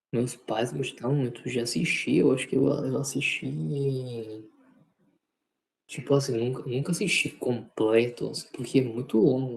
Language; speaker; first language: Portuguese; non-native, fluent; Spanish